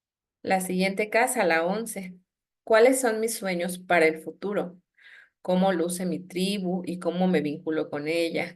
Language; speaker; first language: Spanish; native; Spanish